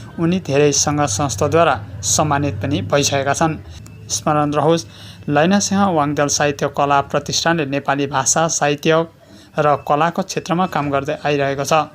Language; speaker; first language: Nepali; native; Nepali